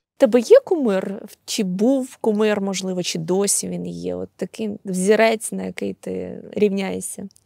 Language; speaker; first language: Ukrainian; native; Ukrainian